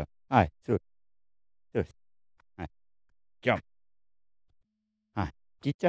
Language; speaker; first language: English; non-native, learner; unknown